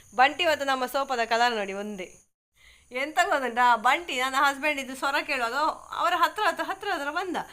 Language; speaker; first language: Kannada; non-native, local second language; Tulu